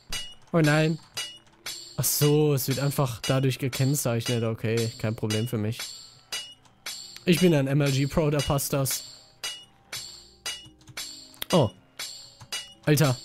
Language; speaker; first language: German; native; German